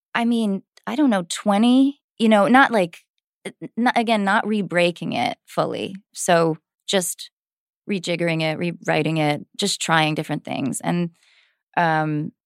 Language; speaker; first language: English; native; English